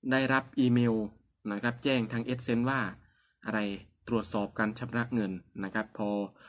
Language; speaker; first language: Thai; non-native, local second language; Northern Khmer